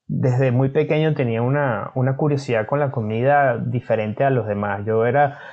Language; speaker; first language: Spanish; native; Spanish